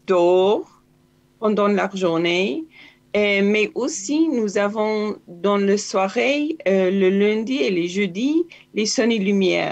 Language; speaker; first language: French; non-native, learner; Hebrew